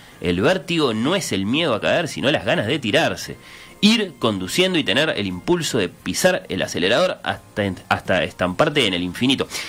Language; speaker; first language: Spanish; native; Spanish